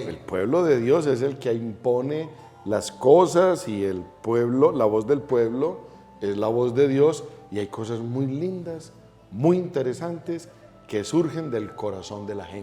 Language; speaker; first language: Spanish; native; Spanish